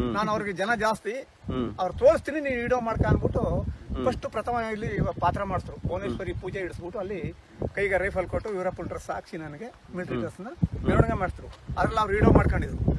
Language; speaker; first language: Kannada; native; Kannada